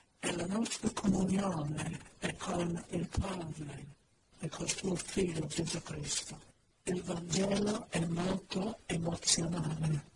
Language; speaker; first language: Italian; non-native, fluent; English